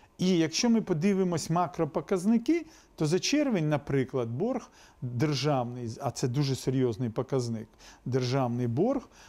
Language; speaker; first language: Ukrainian; non-native, local second language; Russian